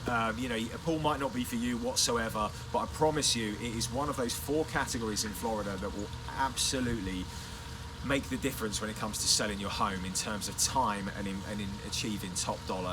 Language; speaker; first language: English; native; English